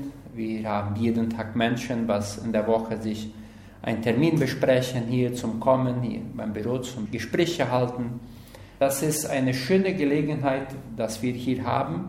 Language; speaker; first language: German; non-native, learner; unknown